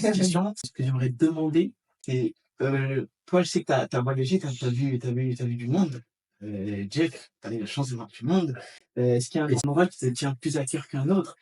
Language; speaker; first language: French; native; French